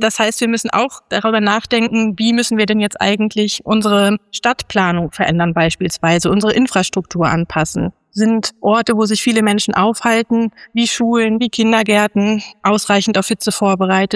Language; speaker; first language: German; native; German